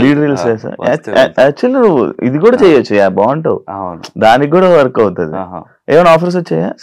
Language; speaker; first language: Telugu; native; Telugu